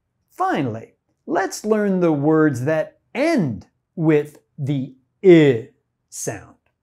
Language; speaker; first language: English; native; English